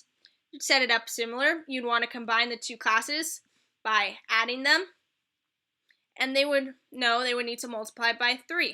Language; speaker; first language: English; native; English